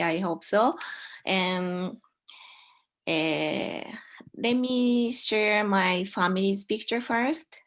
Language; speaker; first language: English; non-native, learner; Japanese